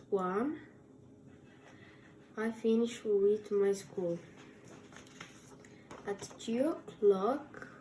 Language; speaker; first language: English; non-native, learner; Croatian